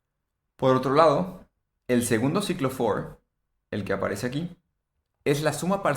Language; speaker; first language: Spanish; native; Spanish